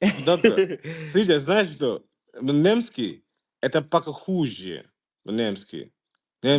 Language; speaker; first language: Russian; non-native, learner; Igbo